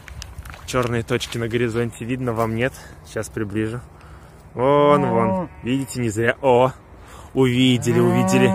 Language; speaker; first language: Russian; native; Russian